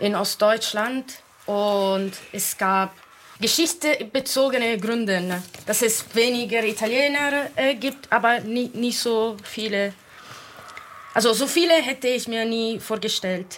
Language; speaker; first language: German; non-native, fluent; Italian